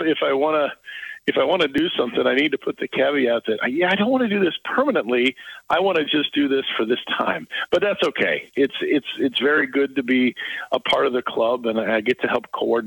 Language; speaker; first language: English; native; English